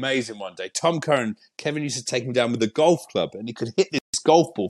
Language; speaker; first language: English; native; English